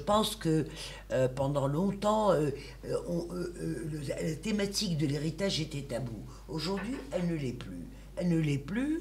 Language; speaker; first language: French; non-native, local second language; Arabic